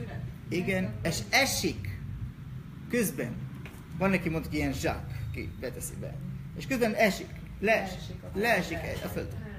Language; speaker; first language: Hungarian; non-native, learner; Hebrew